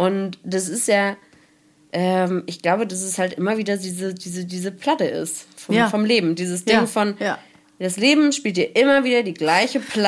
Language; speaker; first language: German; native; German